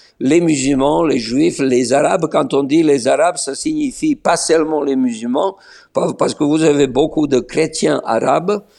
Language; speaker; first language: French; non-native, fluent; Slovenian